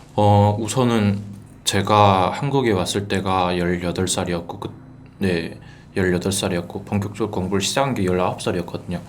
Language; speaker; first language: Korean; native; Korean